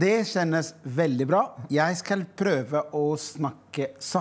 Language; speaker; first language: Swedish; non-native, fluent; Arabic